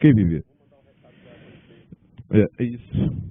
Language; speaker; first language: Portuguese; native; Portuguese